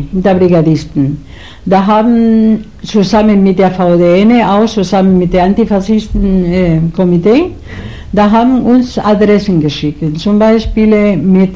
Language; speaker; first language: German; non-native, learner; Spanish